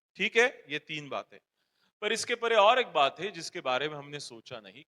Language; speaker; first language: Hindi; non-native, local second language; Marathi